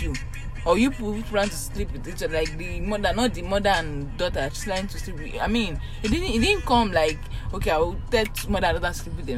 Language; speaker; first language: English; non-native, local second language; Yoruba